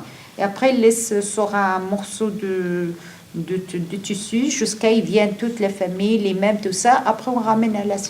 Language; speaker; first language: French; non-native, learner; Arabic